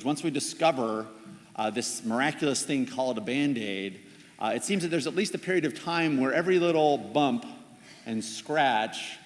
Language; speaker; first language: English; native; English